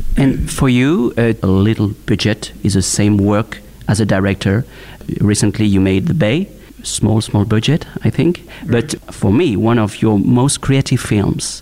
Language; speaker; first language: English; non-native, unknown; French